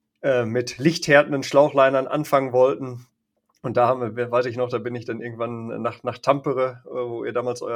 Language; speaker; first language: German; native; German